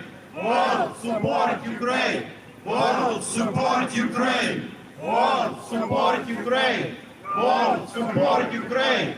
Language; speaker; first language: English; non-native, learner; Ukrainian